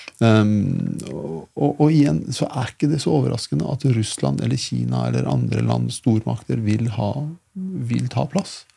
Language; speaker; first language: Norwegian; early bilingual, other home language; Persian